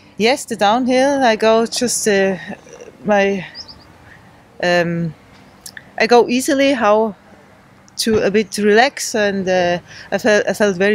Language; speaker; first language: English; non-native, learner; German